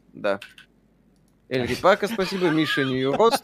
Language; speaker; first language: Russian; native; Russian